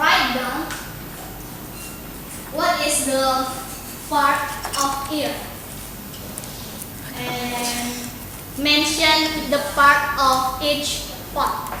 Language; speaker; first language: English; non-native, learner; Indonesian